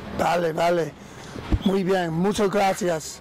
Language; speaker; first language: Spanish; non-native, learner; English